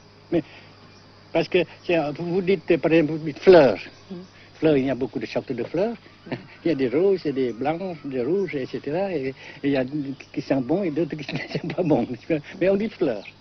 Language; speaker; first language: French; non-native, local second language; Vietnamese